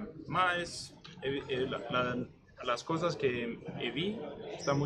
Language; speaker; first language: Portuguese; non-native, learner; Spanish